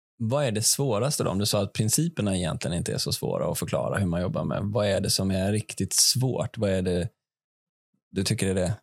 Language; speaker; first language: Swedish; native; Swedish